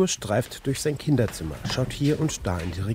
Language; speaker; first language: German; native; German